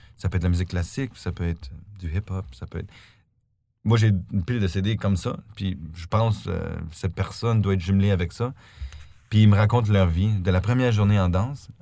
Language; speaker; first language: French; native; French